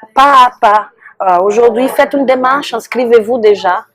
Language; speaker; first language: French; non-native, fluent; Portuguese